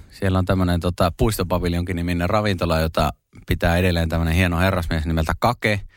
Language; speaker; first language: Finnish; native; Finnish